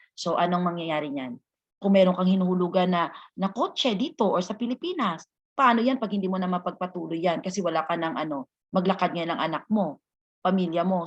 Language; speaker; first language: Filipino; non-native, local second language; Hiligaynon